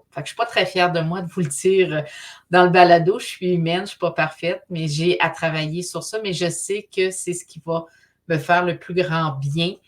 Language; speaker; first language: French; native; French